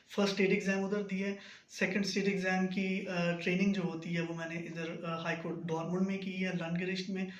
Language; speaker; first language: Urdu; native; Urdu